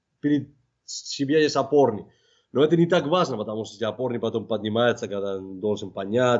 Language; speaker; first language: Russian; non-native, fluent; Spanish